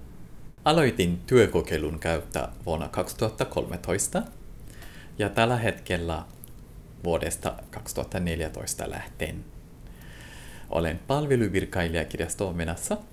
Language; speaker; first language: Finnish; non-native, fluent; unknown